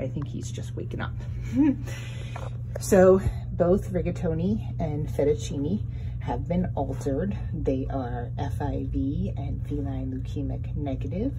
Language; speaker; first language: English; native; English